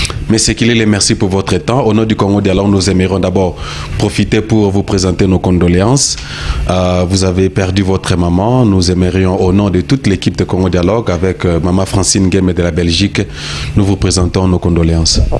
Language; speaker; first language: French; non-native, local second language; Lingala